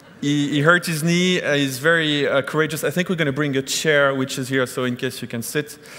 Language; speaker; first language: English; non-native, fluent; French